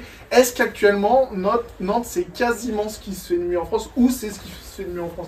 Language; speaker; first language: French; native; French